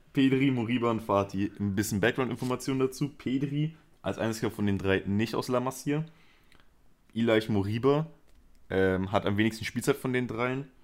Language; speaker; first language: German; early bilingual, other home language; Spanish